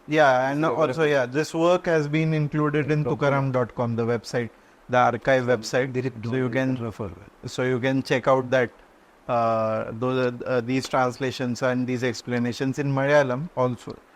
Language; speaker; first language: English; non-native, local second language; Konkani